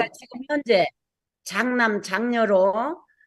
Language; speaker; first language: Korean; native; Korean